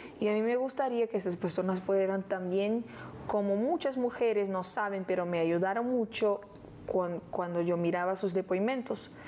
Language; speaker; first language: Spanish; non-native, fluent; Portuguese